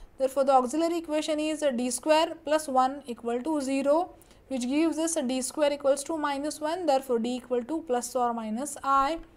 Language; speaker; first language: English; non-native, local second language; Marathi